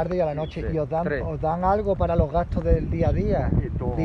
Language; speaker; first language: Spanish; native; Spanish